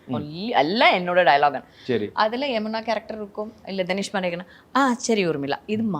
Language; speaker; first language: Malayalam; non-native, learner; Tamil